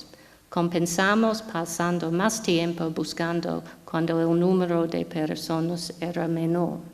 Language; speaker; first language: Spanish; non-native, fluent; English